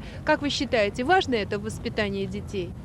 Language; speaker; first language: Russian; native; Russian